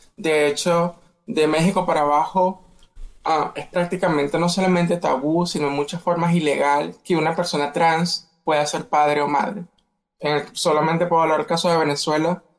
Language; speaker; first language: Spanish; native; Spanish